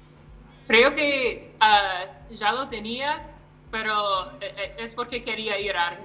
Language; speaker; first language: Spanish; non-native, learner; English